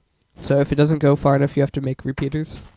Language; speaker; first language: English; native; English